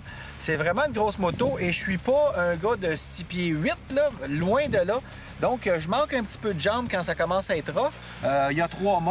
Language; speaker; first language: French; native; French